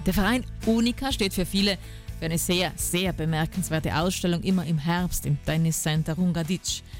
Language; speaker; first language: German; native; German